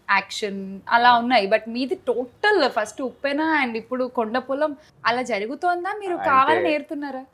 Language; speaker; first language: Telugu; native; Telugu